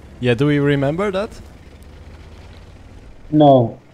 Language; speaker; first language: English; non-native, learner; German